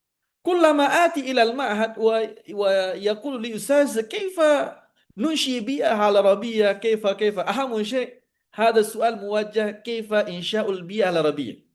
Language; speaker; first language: Arabic; non-native, fluent; Indonesian